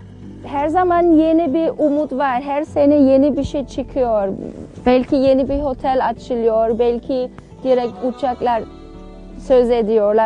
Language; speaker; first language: Turkish; non-native, learner; German